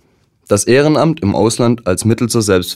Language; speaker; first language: German; native; German